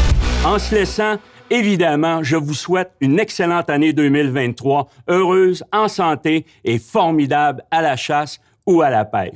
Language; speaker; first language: French; native; French